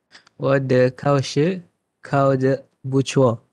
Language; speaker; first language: Chinese; non-native, learner; Malay